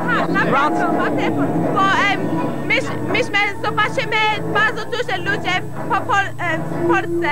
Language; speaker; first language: Polish; early bilingual, heritage; Polish